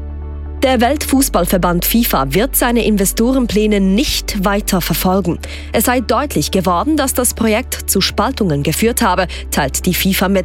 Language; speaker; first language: German; native; German